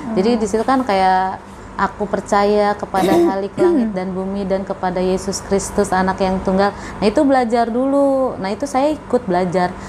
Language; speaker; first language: Indonesian; native; Indonesian